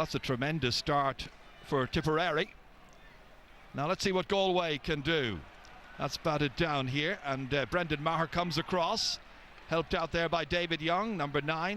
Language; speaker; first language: English; native; English